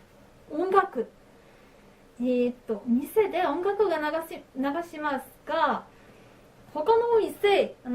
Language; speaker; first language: Japanese; non-native, learner; French